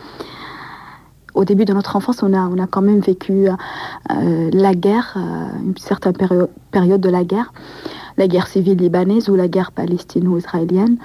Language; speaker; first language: French; non-native, local second language; Arabic